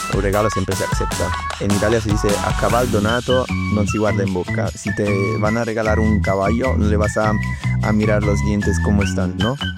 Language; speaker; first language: Spanish; non-native, fluent; Italian